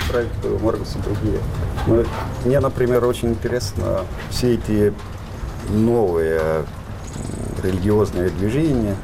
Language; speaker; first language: Russian; non-native, fluent; Estonian